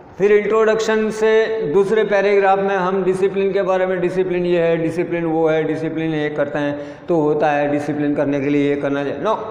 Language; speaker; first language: Hindi; non-native, local second language; Gujarati